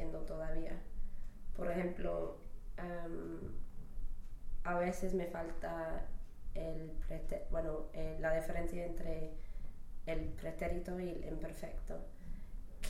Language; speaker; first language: Spanish; non-native, fluent; English